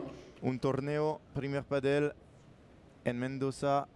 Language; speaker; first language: Spanish; non-native, learner; French